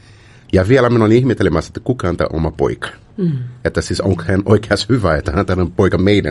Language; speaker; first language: Finnish; non-native, fluent; Portuguese